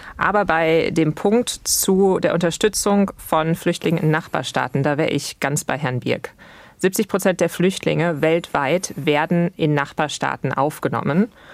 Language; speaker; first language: German; native; German